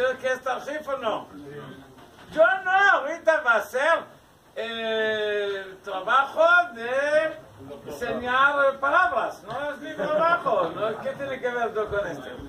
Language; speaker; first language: Spanish; non-native, learner; Hebrew